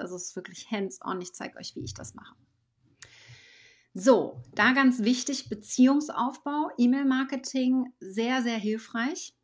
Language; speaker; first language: German; native; German